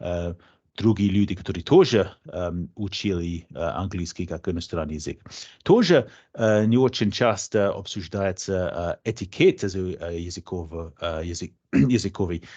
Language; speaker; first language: Russian; non-native, fluent; English